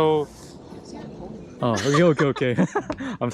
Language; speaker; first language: English; non-native, fluent; Korean